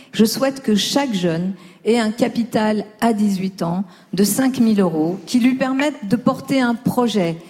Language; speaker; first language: French; early bilingual, other home language; Spanish